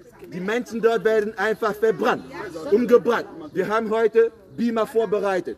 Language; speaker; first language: German; non-native, fluent; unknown